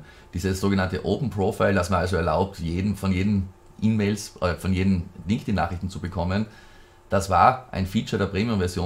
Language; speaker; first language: German; native; German